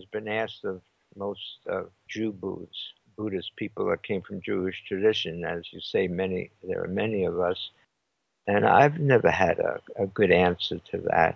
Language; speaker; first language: English; native; English